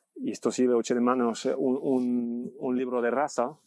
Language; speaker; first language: Spanish; non-native, fluent; French